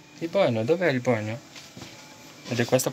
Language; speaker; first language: Italian; non-native, learner; Portuguese